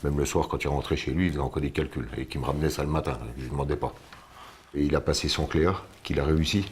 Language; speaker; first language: French; native; French